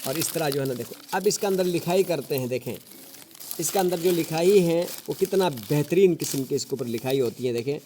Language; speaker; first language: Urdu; non-native, local second language; Shina